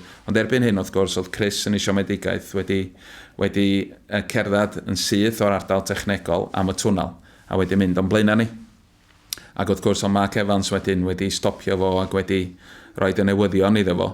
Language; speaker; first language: Welsh; native; Welsh